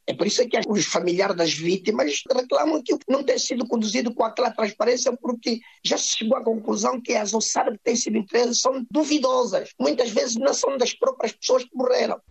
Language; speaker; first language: Portuguese; native; Portuguese